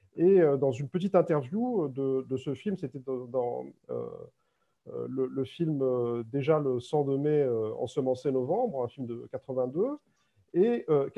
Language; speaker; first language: French; native; French